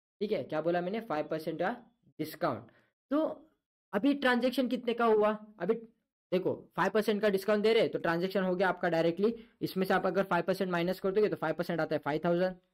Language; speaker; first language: Hindi; non-native, local second language; Marathi